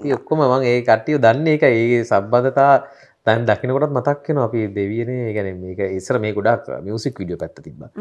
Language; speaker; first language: Sinhala; native; Sinhala